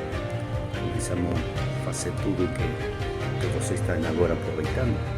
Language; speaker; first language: Portuguese; non-native, fluent; Spanish